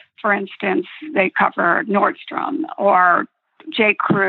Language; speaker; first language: English; native; English